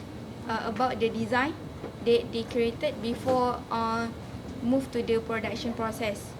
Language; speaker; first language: English; non-native, learner; Malay